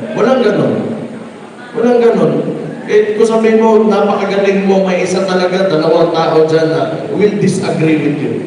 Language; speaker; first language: Filipino; non-native, local second language; Cebuano